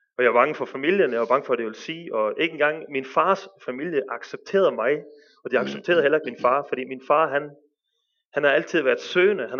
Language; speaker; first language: Danish; early bilingual, other home language; Arabic